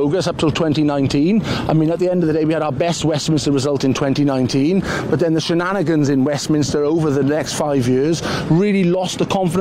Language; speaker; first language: English; native; English